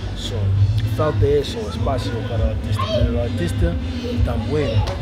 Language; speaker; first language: Spanish; non-native, learner; English